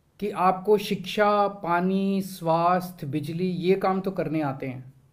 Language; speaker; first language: Hindi; native; Hindi